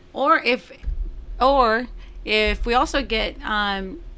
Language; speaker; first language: English; non-native, fluent; Spanish